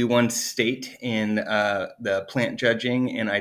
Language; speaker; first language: English; native; English